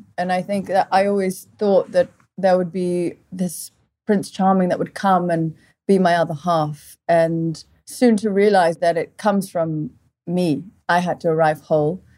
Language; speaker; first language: English; early bilingual, other home language; Portuguese